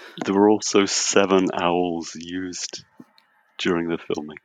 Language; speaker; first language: English; native; English